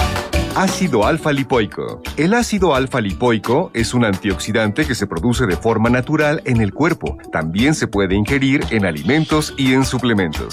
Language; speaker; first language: Spanish; native; Spanish